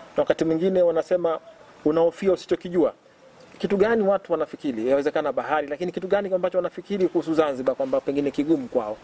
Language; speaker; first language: Swahili; native; Swahili